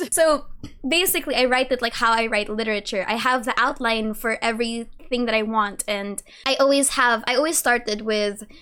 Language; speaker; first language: English; native; English